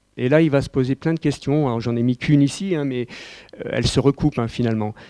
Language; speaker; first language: French; native; French